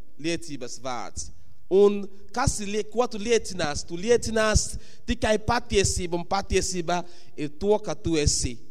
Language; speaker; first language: Latvian; non-native, fluent; English